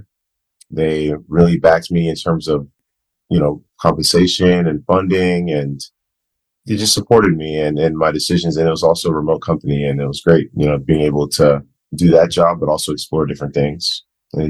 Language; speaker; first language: English; non-native, local second language; Akan